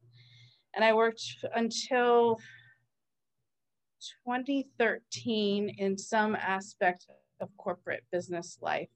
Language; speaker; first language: English; native; English